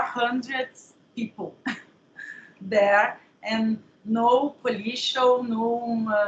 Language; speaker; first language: English; non-native, learner; Portuguese